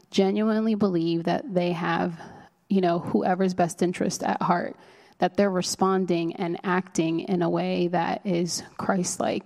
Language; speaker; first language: English; early bilingual, other home language; Spanish